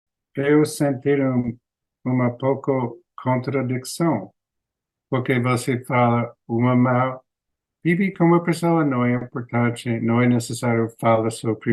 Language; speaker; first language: Portuguese; non-native, learner; English